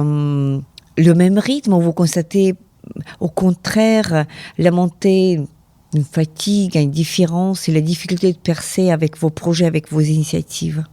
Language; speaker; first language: French; non-native, fluent; Ukrainian